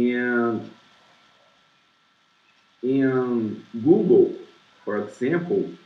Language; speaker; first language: English; non-native, learner; Portuguese